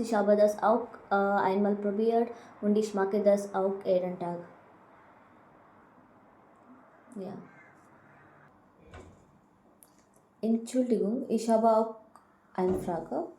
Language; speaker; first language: German; non-native, learner; Kannada